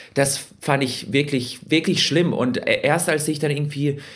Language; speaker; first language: German; early bilingual, other home language; Russian